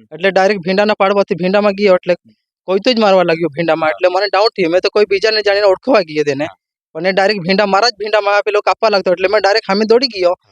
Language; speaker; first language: Gujarati; non-native, local second language; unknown